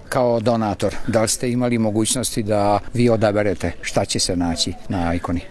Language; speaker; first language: Serbian; early bilingual, heritage; Serbian